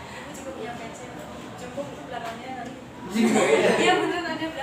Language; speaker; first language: Indonesian; native; Indonesian